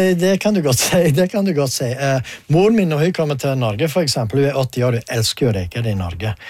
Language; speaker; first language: Norwegian; non-native, fluent; Dutch